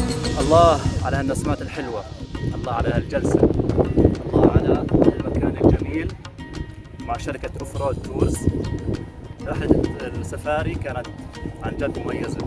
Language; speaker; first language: Arabic; native; Arabic